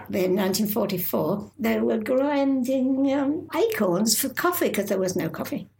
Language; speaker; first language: English; native; English